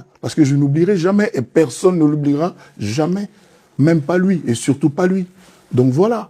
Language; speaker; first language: French; non-native, local second language; Lingala